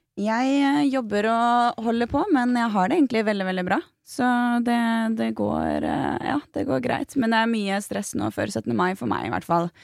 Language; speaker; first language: Norwegian; native; Norwegian